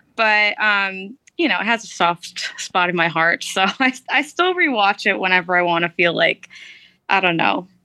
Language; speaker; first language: English; early bilingual, other home language; Romanian